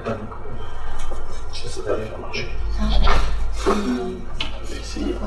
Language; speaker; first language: French; native; French